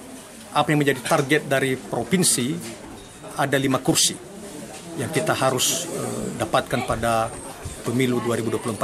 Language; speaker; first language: Indonesian; native; Indonesian